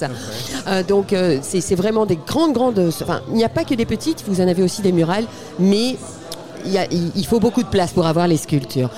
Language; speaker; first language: French; native; French